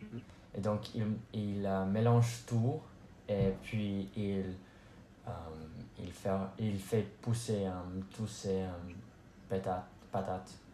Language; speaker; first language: French; non-native, learner; English